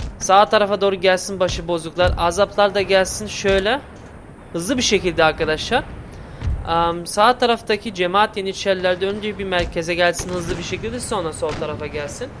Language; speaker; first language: Turkish; early bilingual, heritage; Turkish